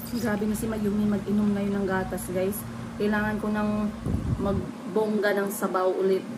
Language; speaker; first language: Filipino; native; Filipino